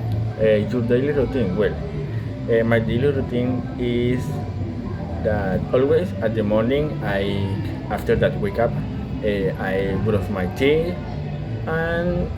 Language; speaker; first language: English; non-native, learner; Spanish